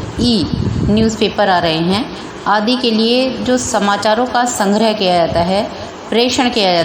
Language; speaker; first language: Hindi; native; Hindi